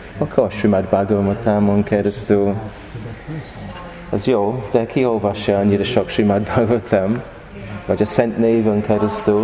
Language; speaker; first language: Hungarian; non-native, learner; English